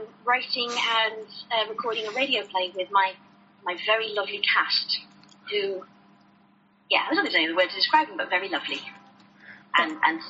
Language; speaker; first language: English; native; English